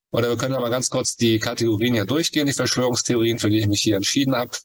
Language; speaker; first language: German; native; German